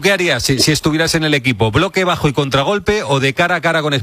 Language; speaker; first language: Spanish; native; Spanish